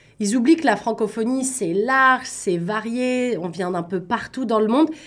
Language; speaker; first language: French; native; French